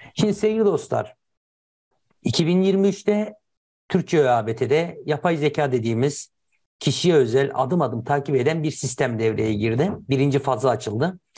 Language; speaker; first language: Turkish; native; Turkish